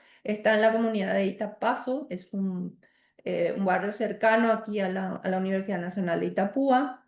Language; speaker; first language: Spanish; native; Spanish